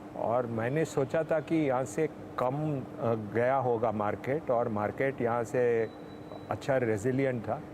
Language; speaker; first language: Hindi; non-native, local second language; Tamil